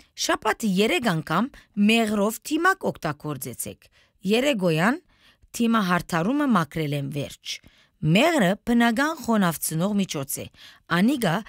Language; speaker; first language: Armenian; early bilingual, heritage; Armenian